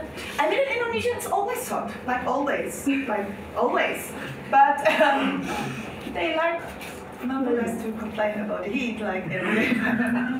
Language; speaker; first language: English; non-native, fluent; German